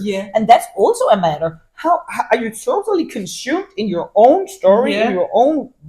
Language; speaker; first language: English; non-native, fluent; Danish